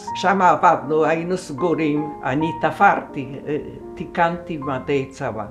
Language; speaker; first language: Hebrew; non-native, fluent; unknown